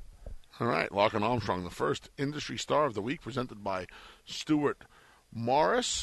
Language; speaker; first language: English; native; English